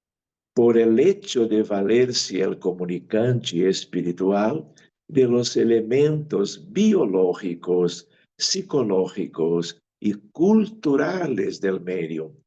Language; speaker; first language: Spanish; non-native, fluent; Portuguese